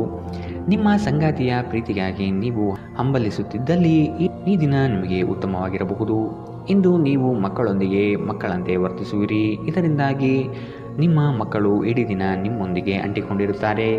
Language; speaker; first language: Kannada; native; Kannada